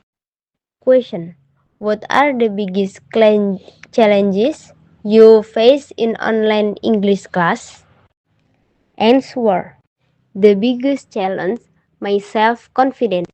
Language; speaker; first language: English; non-native, learner; Indonesian